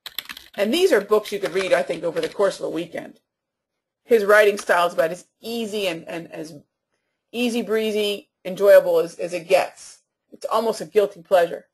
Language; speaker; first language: English; native; English